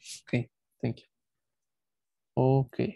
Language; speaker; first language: English; non-native, fluent; Spanish